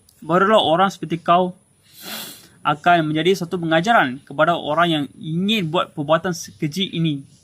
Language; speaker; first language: Malay; non-native, local second language; Tamil